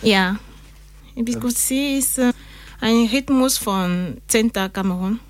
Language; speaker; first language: German; non-native, learner; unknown